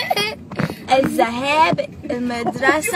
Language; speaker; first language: Arabic; non-native, learner; English